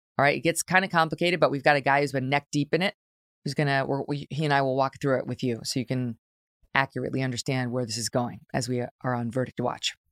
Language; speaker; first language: English; native; English